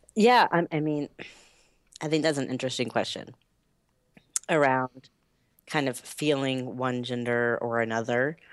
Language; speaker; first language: English; native; English